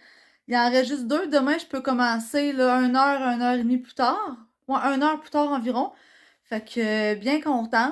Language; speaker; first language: French; native; French